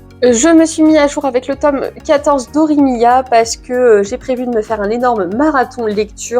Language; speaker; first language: French; native; French